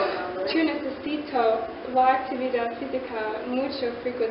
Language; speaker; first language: Spanish; non-native, learner; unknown